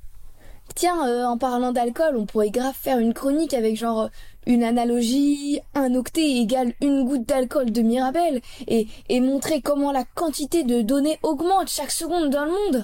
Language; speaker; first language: French; native; French